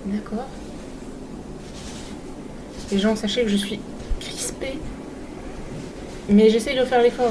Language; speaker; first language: French; native; French